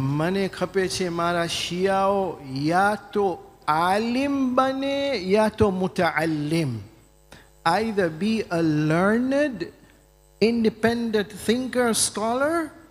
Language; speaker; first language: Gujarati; early bilingual, heritage; Gujarati